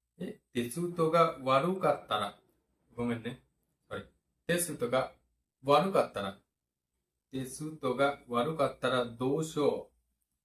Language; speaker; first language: Japanese; non-native, learner; Bangla